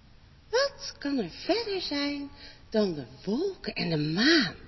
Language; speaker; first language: Dutch; native; Dutch